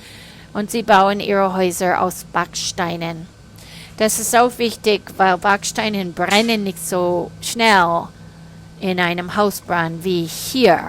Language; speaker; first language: German; non-native, fluent; English